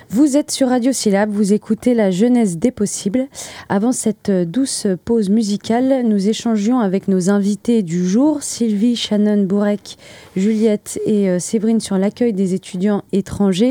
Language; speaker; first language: French; native; French